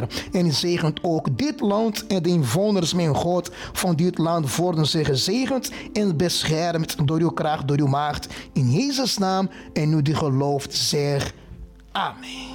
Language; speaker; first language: Dutch; non-native, fluent; Portuguese